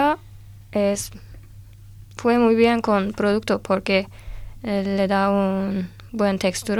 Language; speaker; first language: Spanish; non-native, learner; Turkish